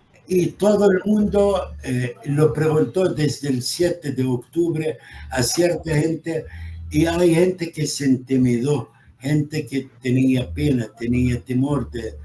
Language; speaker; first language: Spanish; non-native, fluent; Arabic